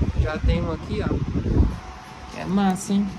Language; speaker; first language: Portuguese; native; Portuguese